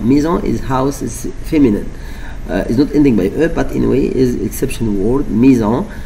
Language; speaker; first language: English; non-native, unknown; Arabic